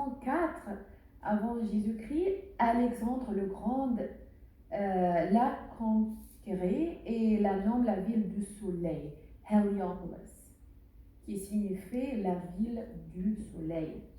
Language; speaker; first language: French; non-native, learner; Arabic